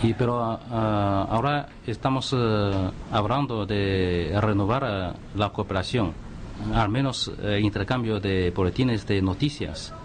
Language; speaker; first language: Spanish; non-native, fluent; Chinese